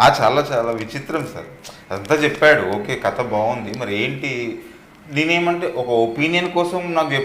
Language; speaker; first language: Telugu; native; Telugu